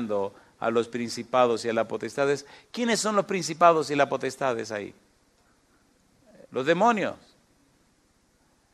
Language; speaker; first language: Spanish; native; Spanish